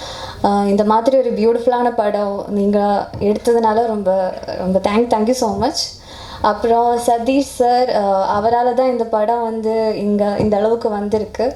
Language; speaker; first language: Tamil; non-native, fluent; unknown